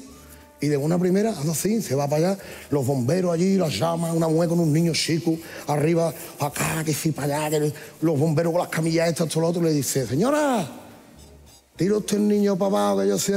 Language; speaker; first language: Spanish; native; Spanish